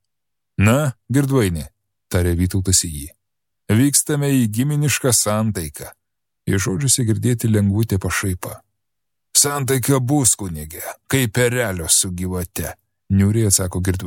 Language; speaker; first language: Lithuanian; native; Lithuanian